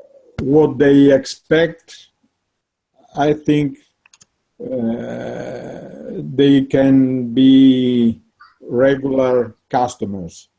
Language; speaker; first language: English; non-native, learner; Italian